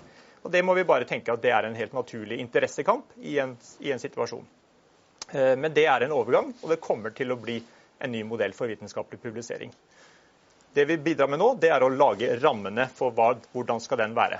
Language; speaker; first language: Norwegian; native; Norwegian